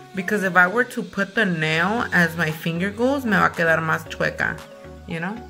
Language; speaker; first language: English; early bilingual, other home language; Spanish